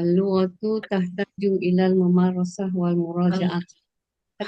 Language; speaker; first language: Arabic; non-native, learner; Malay